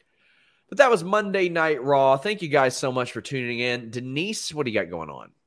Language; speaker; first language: English; native; English